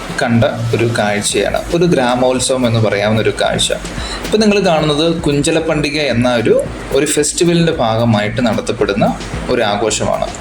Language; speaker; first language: Malayalam; native; Malayalam